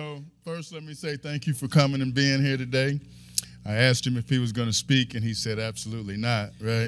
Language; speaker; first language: English; native; English